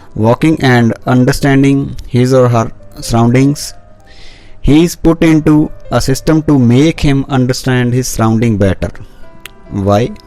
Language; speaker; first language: English; non-native, local second language; Punjabi